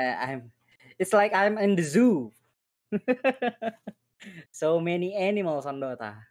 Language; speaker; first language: English; non-native, learner; Indonesian